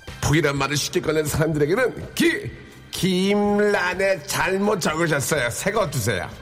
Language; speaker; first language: Korean; native; Korean